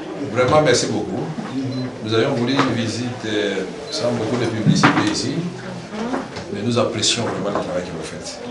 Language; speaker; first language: French; non-native, local second language; Swahili